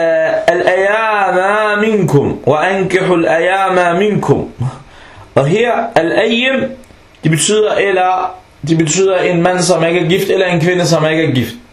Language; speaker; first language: Danish; non-native, local second language; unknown